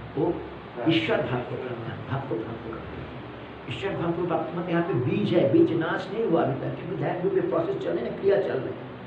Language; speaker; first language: Hindi; non-native, local second language; Malayalam